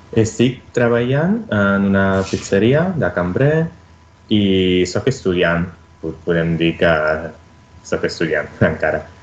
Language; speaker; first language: Catalan; non-native, learner; Italian